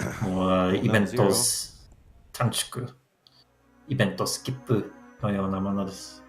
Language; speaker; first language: Japanese; non-native, learner; English